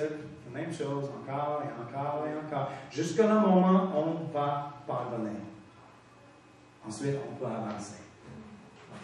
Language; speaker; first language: French; non-native, fluent; English